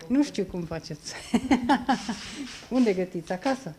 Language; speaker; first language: Romanian; non-native, fluent; English